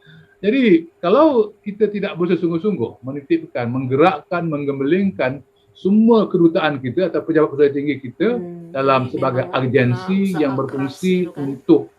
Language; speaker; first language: Malay; native; Malay